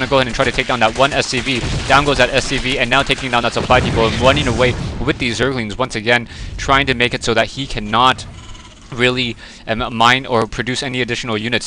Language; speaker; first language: English; native; English